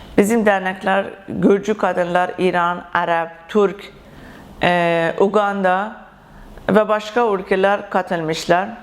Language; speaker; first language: Turkish; non-native, learner; Persian